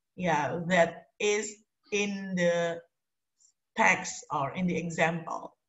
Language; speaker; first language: English; non-native, fluent; Indonesian